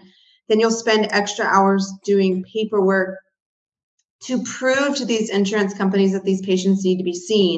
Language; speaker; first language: English; native; English